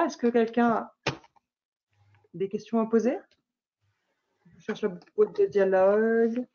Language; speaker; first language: French; native; French